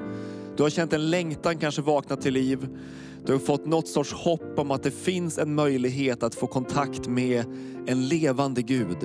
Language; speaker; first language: Swedish; native; Swedish